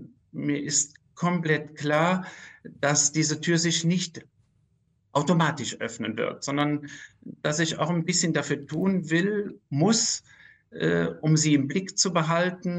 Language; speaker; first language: German; native; German